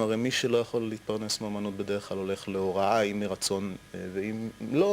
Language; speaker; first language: Hebrew; native; Hebrew